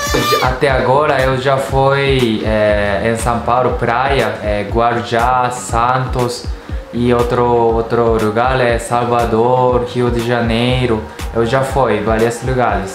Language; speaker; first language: Portuguese; non-native, learner; Japanese